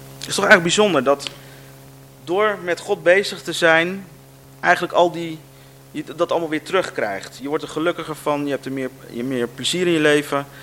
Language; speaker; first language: Dutch; native; Dutch